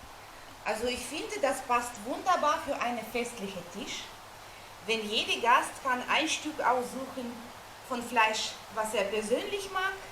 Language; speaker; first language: German; non-native, fluent; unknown